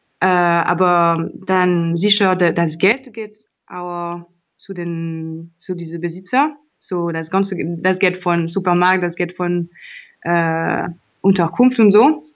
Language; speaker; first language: German; non-native, learner; French